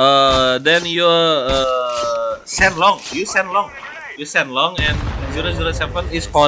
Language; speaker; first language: English; non-native, learner; Sundanese